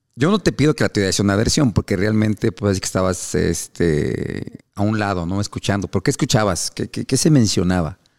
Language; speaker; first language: Spanish; native; Spanish